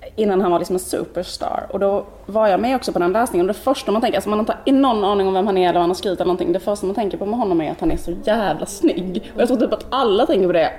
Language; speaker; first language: Swedish; native; Swedish